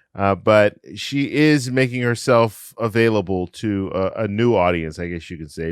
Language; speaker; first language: English; native; English